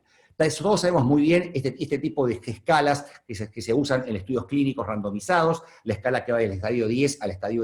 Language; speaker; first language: Spanish; native; Spanish